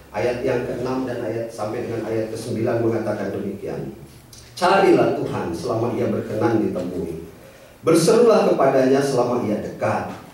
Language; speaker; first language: Indonesian; native; Indonesian